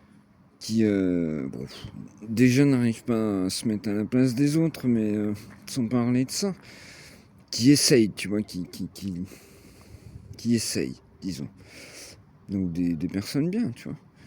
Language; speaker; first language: French; native; French